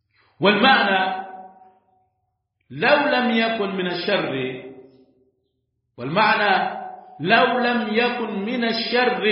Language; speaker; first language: Arabic; non-native, fluent; Swahili